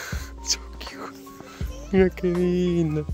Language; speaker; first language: Spanish; native; Spanish